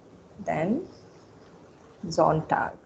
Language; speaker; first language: German; non-native, fluent; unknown